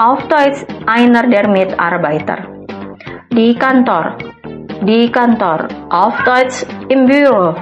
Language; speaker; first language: German; non-native, fluent; Indonesian